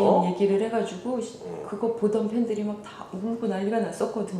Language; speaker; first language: Korean; native; Korean